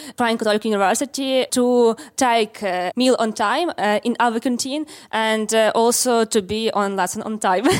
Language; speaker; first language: English; non-native, learner; Ukrainian